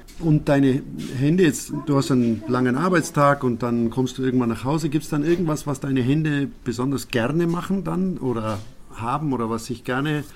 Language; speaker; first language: German; native; German